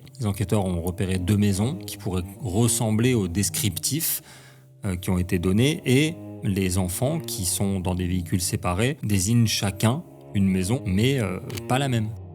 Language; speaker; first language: French; native; French